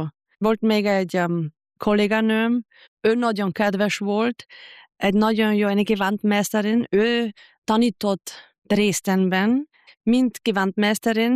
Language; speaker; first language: Hungarian; non-native, learner; German